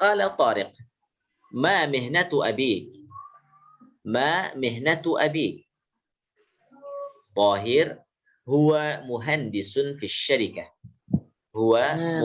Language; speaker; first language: Arabic; non-native, fluent; Indonesian